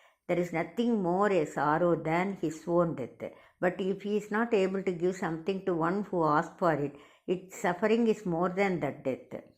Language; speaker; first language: English; non-native, local second language; Tamil